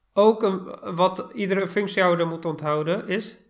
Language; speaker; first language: Dutch; non-native, fluent; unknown